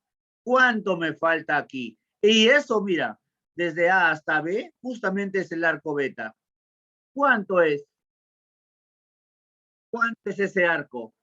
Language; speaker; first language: Spanish; native; Spanish